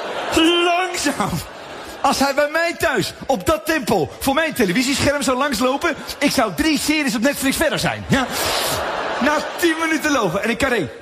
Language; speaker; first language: Dutch; native; Dutch